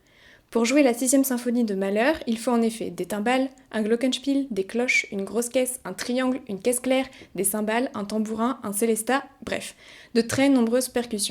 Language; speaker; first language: French; native; French